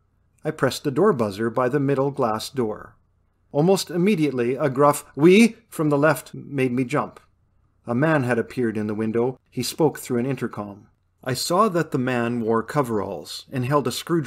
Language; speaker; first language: English; native; English